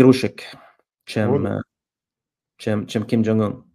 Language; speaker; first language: Russian; non-native, fluent; Norwegian